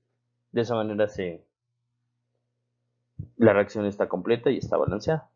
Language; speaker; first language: Spanish; native; Spanish